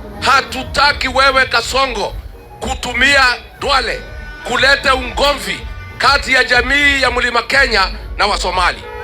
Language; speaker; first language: Swahili; non-native, local second language; Kikuyu